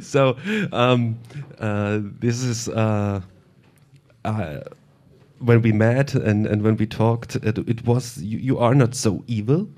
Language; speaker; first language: English; non-native, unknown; German